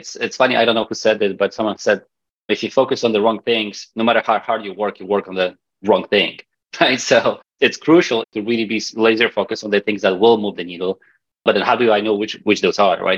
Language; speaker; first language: English; non-native, fluent; Polish